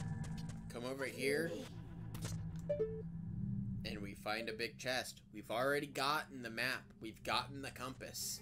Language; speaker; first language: English; native; English